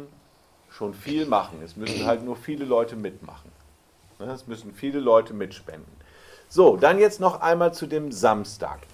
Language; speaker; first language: German; native; German